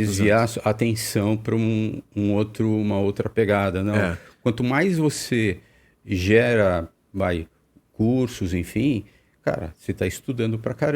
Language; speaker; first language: Portuguese; native; Portuguese